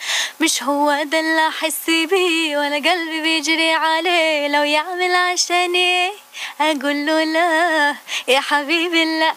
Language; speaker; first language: Arabic; native; Arabic